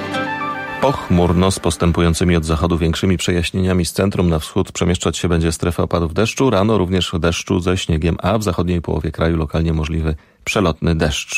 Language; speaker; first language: Polish; native; Polish